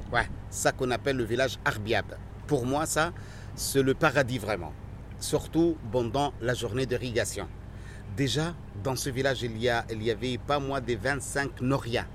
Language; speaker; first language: French; non-native, fluent; Arabic